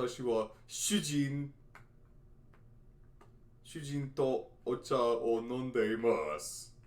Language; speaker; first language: Japanese; non-native, learner; English